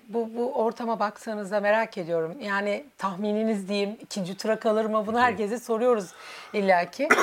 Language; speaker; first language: Turkish; native; Turkish